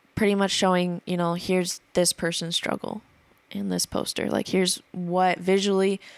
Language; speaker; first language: English; native; English